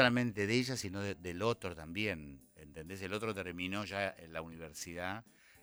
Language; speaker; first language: Spanish; native; Spanish